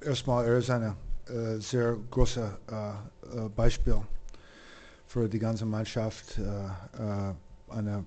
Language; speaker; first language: German; non-native, learner; English